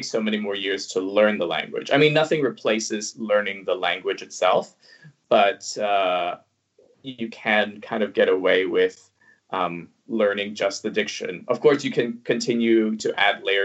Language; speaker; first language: English; non-native, fluent; Cantonese